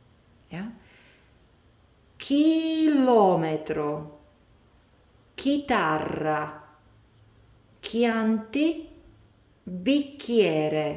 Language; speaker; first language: Italian; non-native, fluent; Latvian